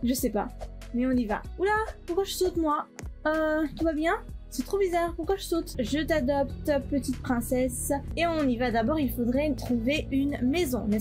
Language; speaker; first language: French; native; French